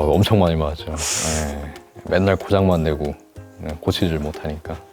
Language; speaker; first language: Korean; native; Korean